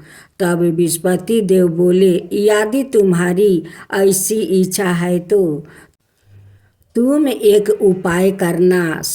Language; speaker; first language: Hindi; native; Hindi